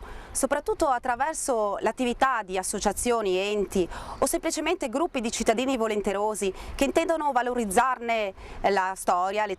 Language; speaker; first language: Italian; native; Italian